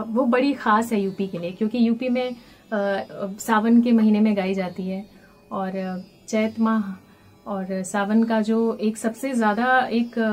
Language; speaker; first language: Hindi; native; Hindi